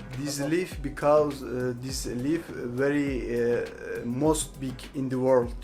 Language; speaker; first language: English; non-native, learner; Turkish